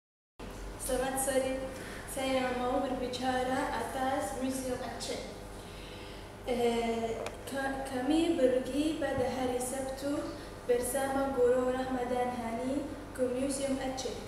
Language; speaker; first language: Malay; non-native, learner; Arabic